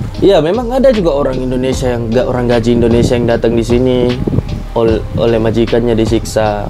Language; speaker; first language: Malay; native; Malay